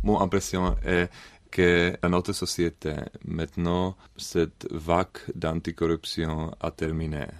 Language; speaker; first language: French; non-native, learner; Czech